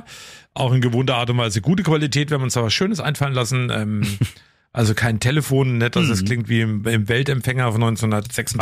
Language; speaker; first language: German; native; German